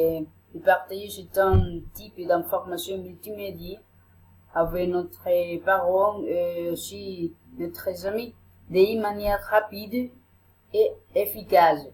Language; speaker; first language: French; non-native, learner; Spanish